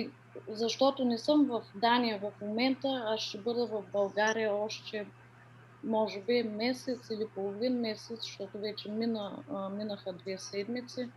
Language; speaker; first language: Bulgarian; early bilingual, heritage; Danish